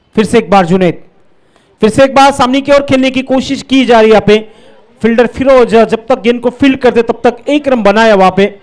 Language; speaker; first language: Hindi; non-native, local second language; Marathi